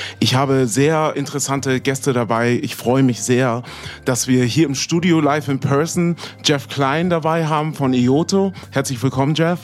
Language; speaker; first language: German; native; German